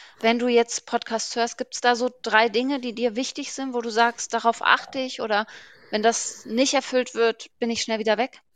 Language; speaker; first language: German; native; German